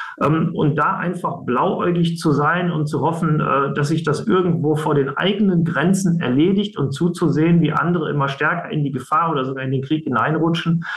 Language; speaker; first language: German; native; German